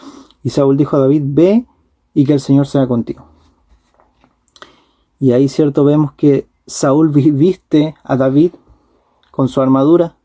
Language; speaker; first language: Spanish; native; Spanish